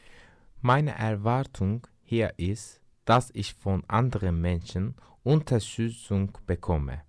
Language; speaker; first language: German; non-native, learner; Turkish